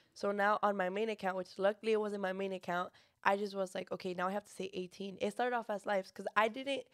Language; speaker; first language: English; early bilingual, other home language; Spanish